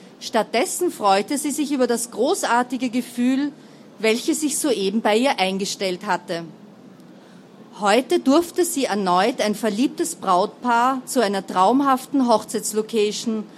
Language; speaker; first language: German; native; German